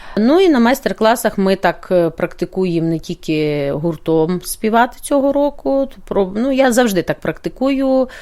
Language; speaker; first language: Ukrainian; native; Ukrainian